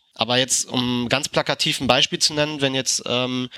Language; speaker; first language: German; native; German